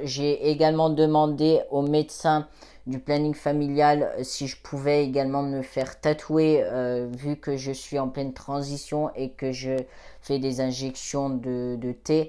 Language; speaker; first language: French; native; French